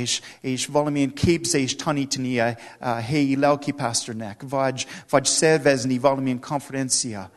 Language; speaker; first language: Hungarian; non-native, learner; English